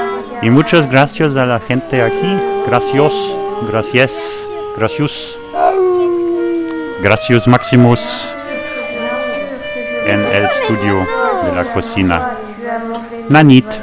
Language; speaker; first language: Spanish; non-native, fluent; French